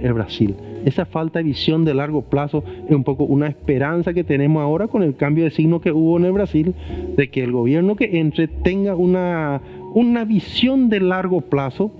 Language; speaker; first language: Spanish; native; Spanish